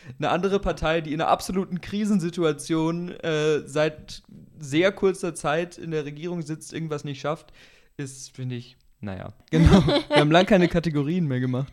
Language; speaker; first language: German; native; German